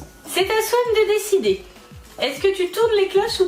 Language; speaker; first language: French; native; French